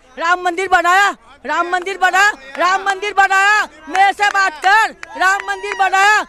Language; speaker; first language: Hindi; non-native, local second language; Gujarati